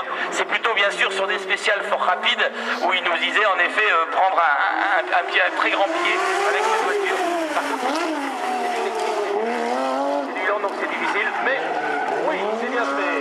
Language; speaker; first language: French; native; French